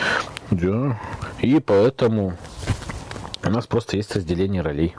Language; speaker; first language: Russian; native; Russian